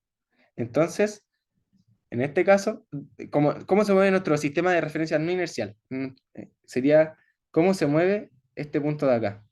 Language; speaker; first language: Spanish; native; Spanish